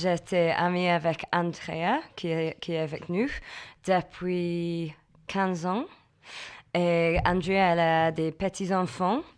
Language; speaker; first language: French; non-native, learner; English